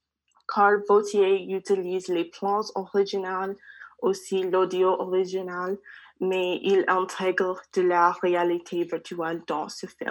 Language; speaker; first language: French; non-native, learner; English